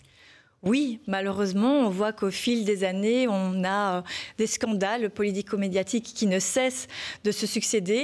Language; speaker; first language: French; native; French